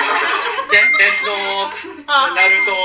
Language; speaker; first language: Hindi; non-native, fluent; Japanese